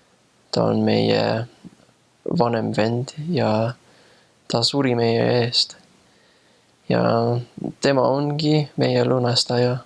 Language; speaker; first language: Estonian; non-native, fluent; English